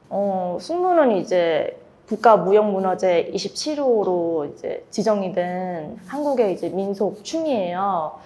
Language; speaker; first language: Korean; early bilingual, heritage; Korean